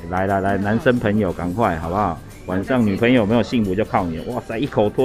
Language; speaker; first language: Chinese; native; Chinese